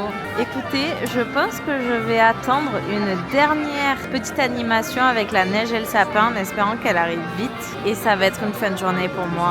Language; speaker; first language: French; native; French